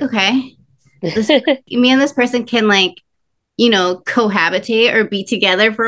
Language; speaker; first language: English; early bilingual, other home language; Spanish